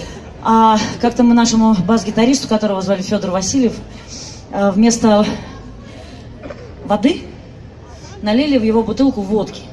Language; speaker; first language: Russian; native; Russian